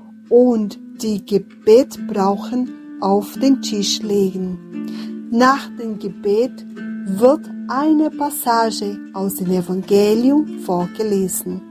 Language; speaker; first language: German; non-native, fluent; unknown